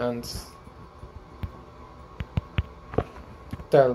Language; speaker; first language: Hungarian; non-native, learner; English